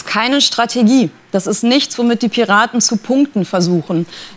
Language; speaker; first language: German; native; German